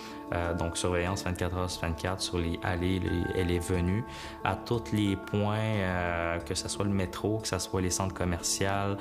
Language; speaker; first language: French; native; French